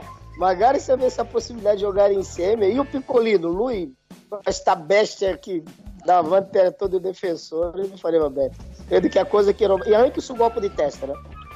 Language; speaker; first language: Italian; non-native, fluent; Portuguese